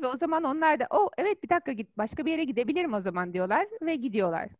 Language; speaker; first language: Turkish; native; Turkish